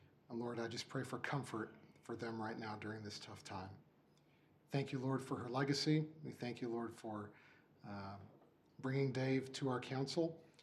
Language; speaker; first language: English; native; English